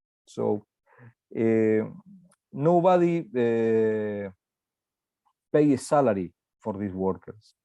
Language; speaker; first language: English; non-native, learner; Spanish